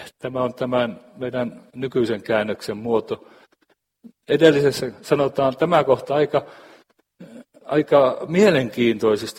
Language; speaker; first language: Finnish; native; Finnish